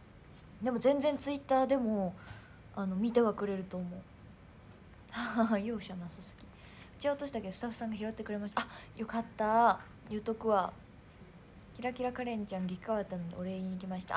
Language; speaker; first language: Japanese; native; Japanese